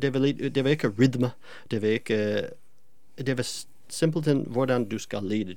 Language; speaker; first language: Danish; non-native, fluent; English